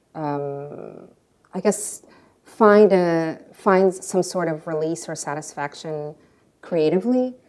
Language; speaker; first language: English; early bilingual, other home language; Russian